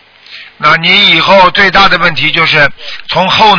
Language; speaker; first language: Chinese; native; Chinese